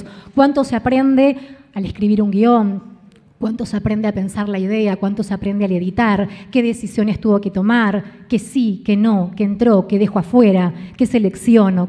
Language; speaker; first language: Spanish; native; Spanish